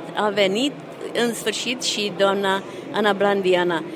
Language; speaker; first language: Romanian; non-native, fluent; Czech